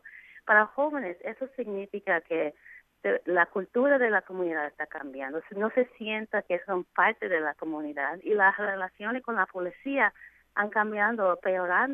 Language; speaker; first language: Spanish; non-native, fluent; English